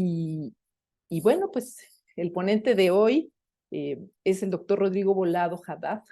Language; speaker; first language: Spanish; native; Spanish